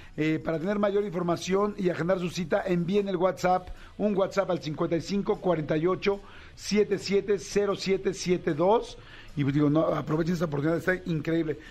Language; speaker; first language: Spanish; native; Spanish